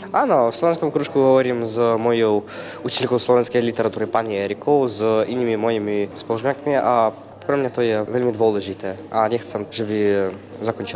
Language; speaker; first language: Slovak; non-native, learner; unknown